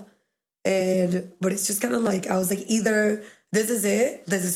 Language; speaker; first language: English; non-native, fluent; Spanish